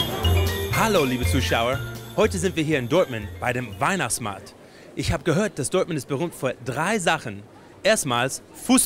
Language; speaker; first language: German; non-native, learner; English